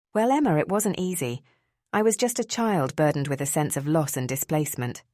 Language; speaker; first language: English; early bilingual, other home language; Spanish